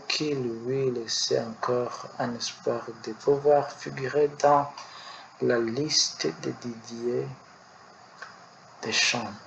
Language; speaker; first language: French; non-native, learner; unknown